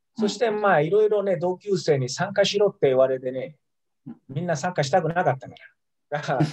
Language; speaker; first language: Japanese; non-native, fluent; Italian